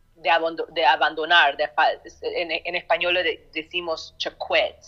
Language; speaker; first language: Spanish; early bilingual, heritage; Spanish